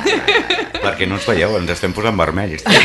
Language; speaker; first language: Catalan; native; Catalan